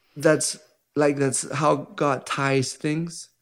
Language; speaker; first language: English; non-native, fluent; Spanish